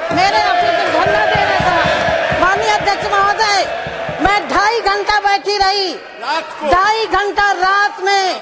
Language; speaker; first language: Hindi; native; Hindi